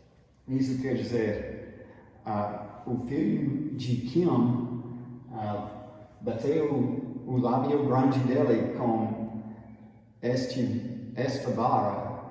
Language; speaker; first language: Portuguese; non-native, fluent; English